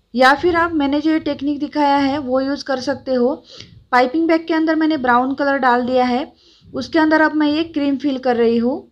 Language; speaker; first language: Hindi; non-native, local second language; Marathi